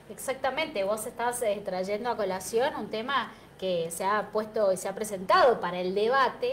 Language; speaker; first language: Spanish; native; Spanish